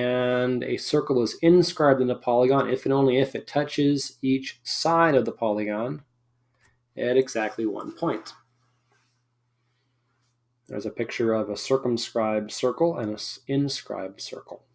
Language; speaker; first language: English; native; English